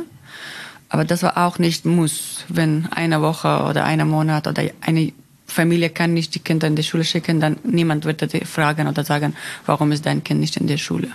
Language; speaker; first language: German; non-native, learner; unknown